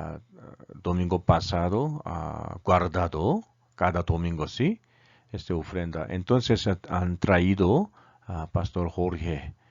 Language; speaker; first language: Spanish; non-native, learner; Korean